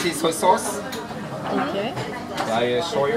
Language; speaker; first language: English; non-native, fluent; Japanese